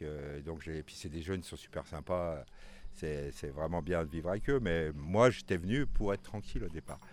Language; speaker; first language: French; native; French